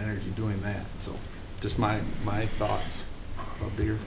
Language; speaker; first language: English; native; English